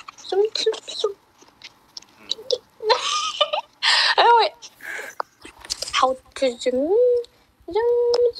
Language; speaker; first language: English; non-native, learner; Indonesian